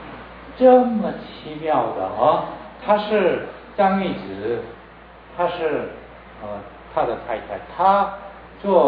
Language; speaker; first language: Chinese; non-native, learner; Korean